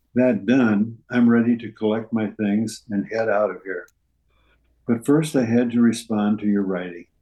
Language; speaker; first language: English; native; English